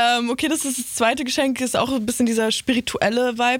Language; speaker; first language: German; native; German